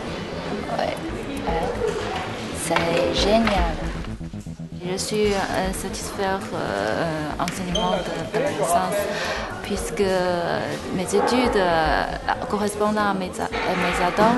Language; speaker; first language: French; non-native, fluent; Chinese